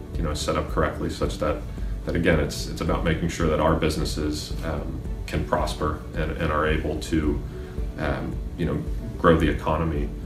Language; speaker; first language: English; native; English